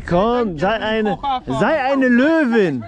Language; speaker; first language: German; native; German